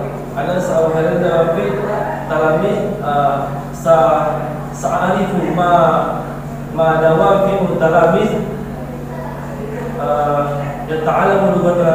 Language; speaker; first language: Arabic; non-native, learner; Indonesian